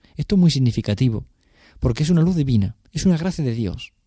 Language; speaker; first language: Spanish; native; Spanish